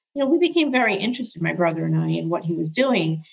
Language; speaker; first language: English; early bilingual, other home language; Arabic